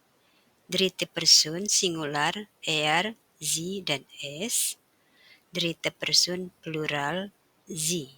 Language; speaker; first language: German; non-native, fluent; Indonesian